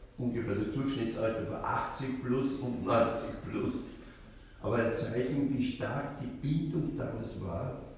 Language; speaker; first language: German; native; German